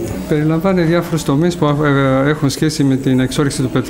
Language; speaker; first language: Greek; non-native, fluent; Romanian